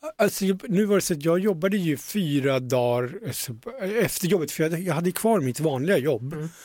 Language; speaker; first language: Swedish; early bilingual, other home language; Punjabi